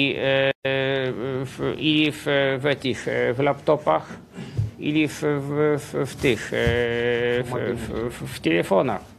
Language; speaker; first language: Russian; non-native, fluent; Polish